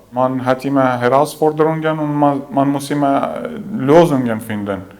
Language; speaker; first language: German; non-native, learner; Persian